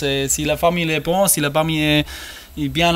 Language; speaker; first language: French; non-native, learner; German